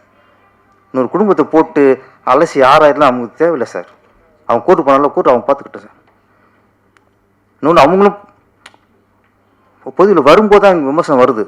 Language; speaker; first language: Tamil; native; Tamil